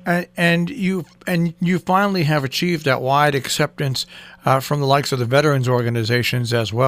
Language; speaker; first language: English; native; English